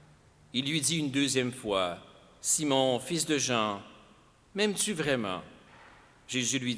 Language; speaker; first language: French; native; French